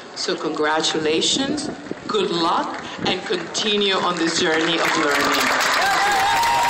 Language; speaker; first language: English; non-native, fluent; Spanish